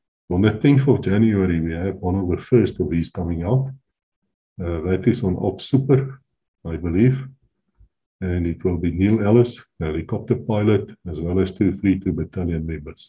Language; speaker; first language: English; non-native, local second language; Afrikaans